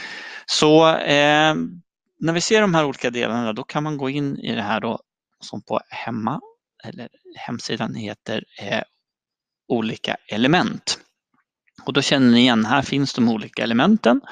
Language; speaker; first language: Swedish; native; Swedish